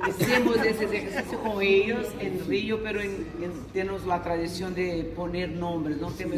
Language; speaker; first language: Spanish; non-native, fluent; Portuguese